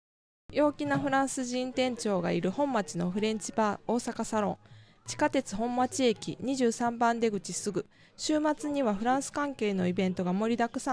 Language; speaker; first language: Japanese; native; Japanese